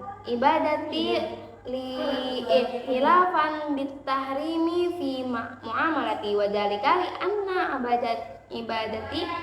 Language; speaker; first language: Arabic; non-native, learner; Indonesian